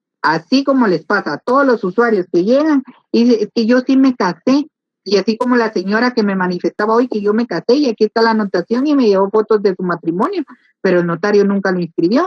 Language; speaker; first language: Spanish; native; Spanish